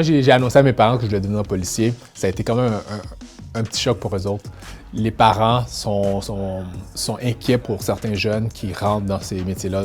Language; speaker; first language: French; early bilingual, other home language; Haitian Creole